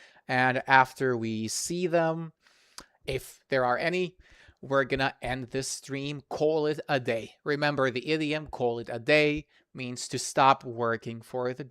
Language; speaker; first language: English; non-native, fluent; Serbian